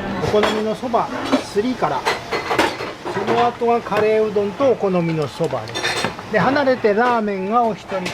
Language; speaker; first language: Japanese; native; Japanese